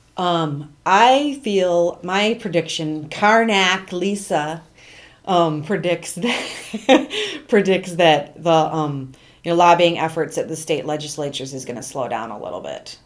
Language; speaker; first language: English; native; English